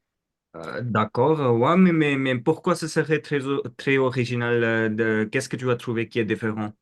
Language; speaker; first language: French; non-native, fluent; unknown